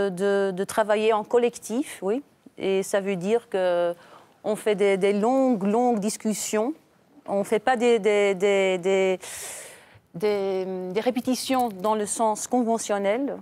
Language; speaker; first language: French; non-native, local second language; Dutch